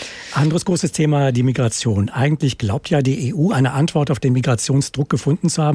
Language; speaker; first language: German; native; German